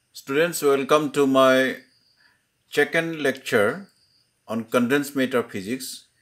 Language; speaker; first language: English; non-native, local second language; Assamese